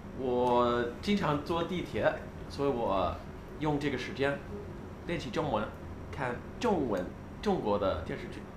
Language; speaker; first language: Chinese; non-native, learner; English